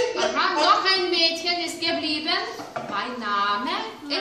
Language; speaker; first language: German; non-native, fluent; Lithuanian